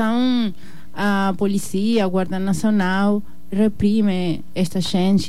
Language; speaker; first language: Portuguese; non-native, learner; Spanish